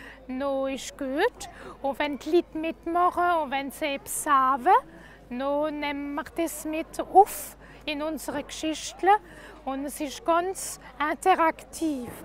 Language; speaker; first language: German; non-native, local second language; French